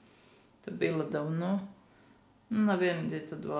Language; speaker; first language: Russian; non-native, learner; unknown